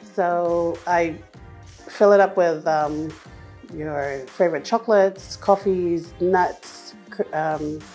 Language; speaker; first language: English; non-native, fluent; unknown